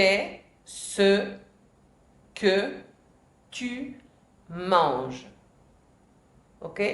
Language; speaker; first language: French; non-native, fluent; Spanish